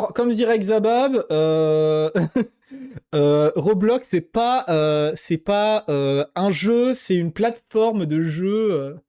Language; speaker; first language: French; native; French